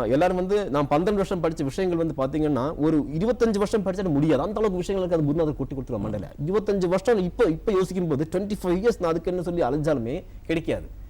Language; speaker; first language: Tamil; non-native, local second language; Malayalam